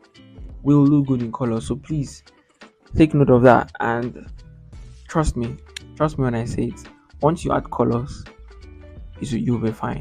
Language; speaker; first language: English; non-native, local second language; Yoruba